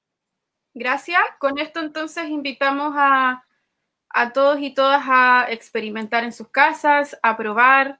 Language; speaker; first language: Spanish; native; Spanish